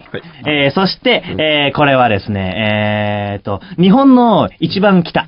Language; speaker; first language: Japanese; native; Japanese